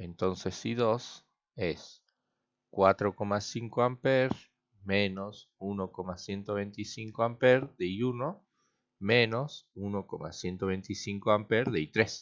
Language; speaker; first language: Spanish; native; Spanish